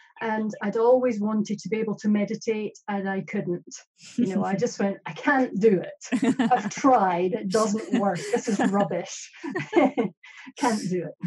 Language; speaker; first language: English; native; English